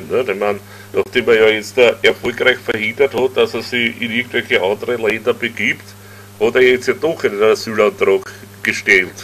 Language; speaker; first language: German; native; German